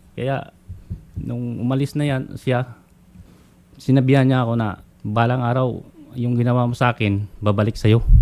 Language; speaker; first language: Filipino; non-native, local second language; Cebuano